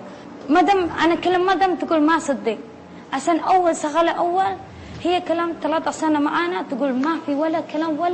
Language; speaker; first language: Arabic; non-native, learner; Indonesian